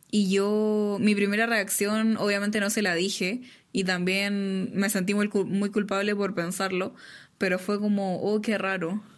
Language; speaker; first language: Spanish; native; Spanish